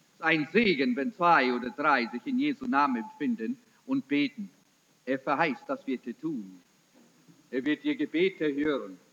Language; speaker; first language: German; early bilingual, heritage; German